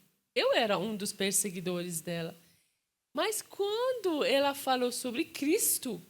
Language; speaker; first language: Portuguese; non-native, fluent; Persian